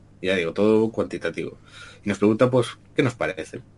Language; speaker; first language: Spanish; native; Spanish